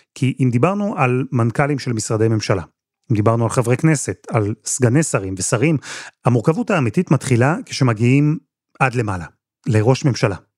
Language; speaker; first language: Hebrew; native; Hebrew